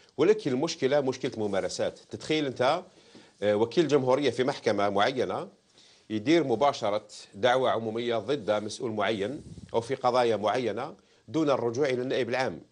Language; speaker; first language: Arabic; native; Arabic